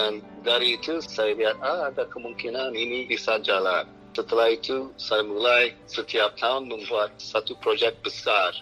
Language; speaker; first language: Indonesian; non-native, fluent; English